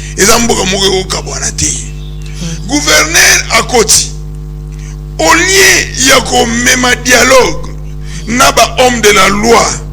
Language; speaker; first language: Lingala; non-native, local second language; Kituba (Democratic Republic of Congo)